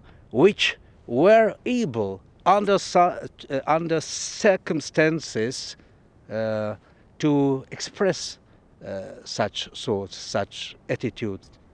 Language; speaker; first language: English; non-native, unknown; Czech